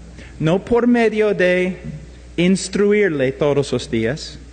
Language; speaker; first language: Spanish; non-native, fluent; English